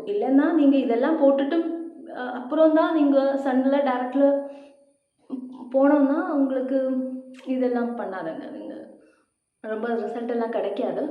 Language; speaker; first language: Tamil; non-native, learner; Malayalam